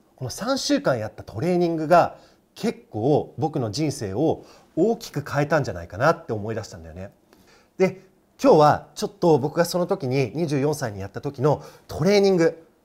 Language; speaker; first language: Japanese; non-native, fluent; English